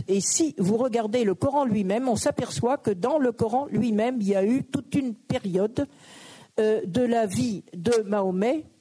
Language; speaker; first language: French; native; French